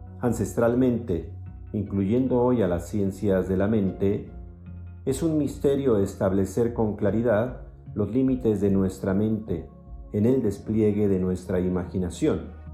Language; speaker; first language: Spanish; native; Spanish